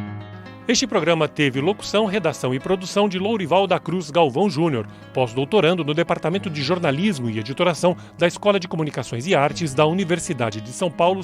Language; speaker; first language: Portuguese; native; Portuguese